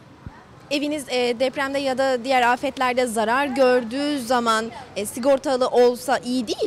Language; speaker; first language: Turkish; native; Turkish